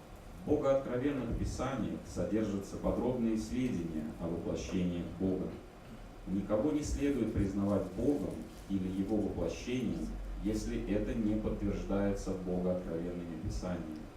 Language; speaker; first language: Russian; native; Russian